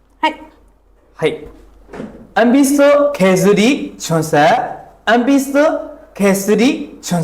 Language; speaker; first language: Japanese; non-native, fluent; Burmese